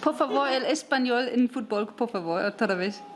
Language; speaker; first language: Spanish; non-native, learner; German